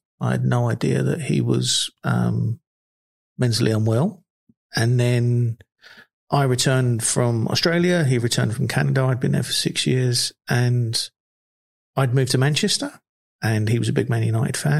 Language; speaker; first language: English; native; English